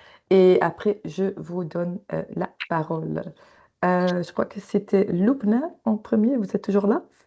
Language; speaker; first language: French; native; French